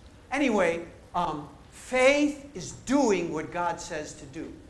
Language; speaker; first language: English; native; English